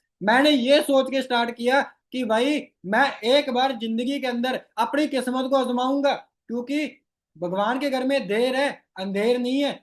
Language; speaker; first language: Hindi; non-native, local second language; Rajasthani